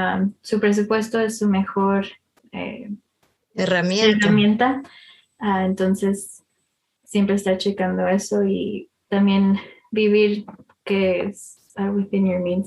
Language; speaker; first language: Spanish; early bilingual, heritage; Spanish